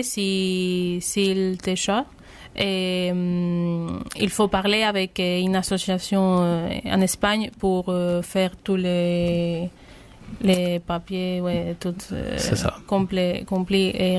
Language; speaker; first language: French; non-native, learner; Spanish